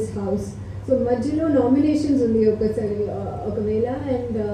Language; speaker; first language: Telugu; non-native, learner; Hindi